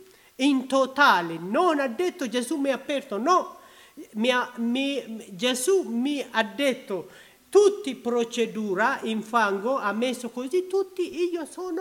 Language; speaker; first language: Italian; non-native, learner; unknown